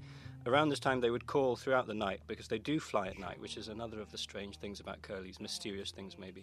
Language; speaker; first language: English; native; English